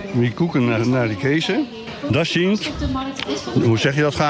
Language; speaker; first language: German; non-native, learner; Dutch